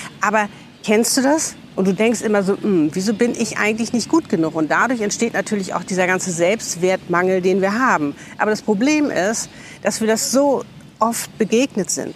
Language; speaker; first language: German; native; German